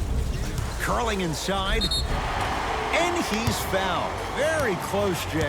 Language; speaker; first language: English; native; English